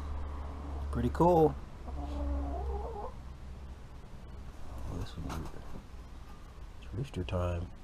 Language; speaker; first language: English; native; English